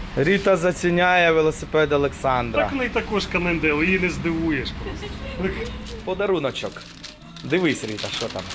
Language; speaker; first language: Ukrainian; native; Ukrainian